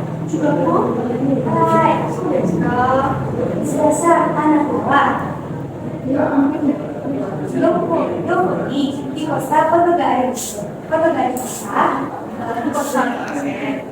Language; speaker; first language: Japanese; non-native, fluent; Indonesian